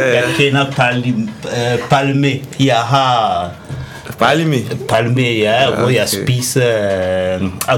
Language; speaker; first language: Danish; non-native, fluent; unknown